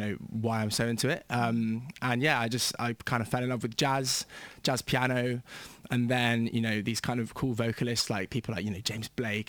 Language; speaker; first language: English; native; English